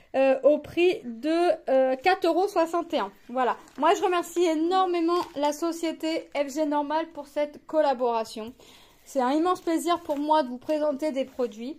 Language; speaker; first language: French; native; French